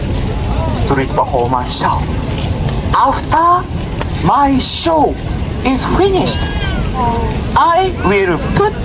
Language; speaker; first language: English; non-native, learner; Japanese